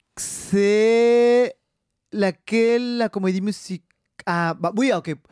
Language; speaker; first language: French; non-native, fluent; Spanish